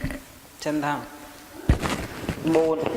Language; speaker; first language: Vietnamese; non-native, learner; Hindi